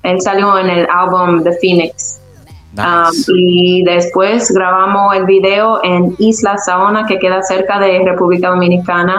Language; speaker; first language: Spanish; early bilingual, other home language; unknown